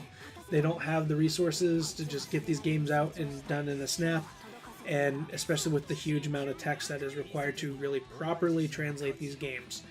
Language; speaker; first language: English; native; English